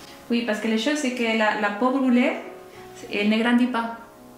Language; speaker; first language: French; non-native, fluent; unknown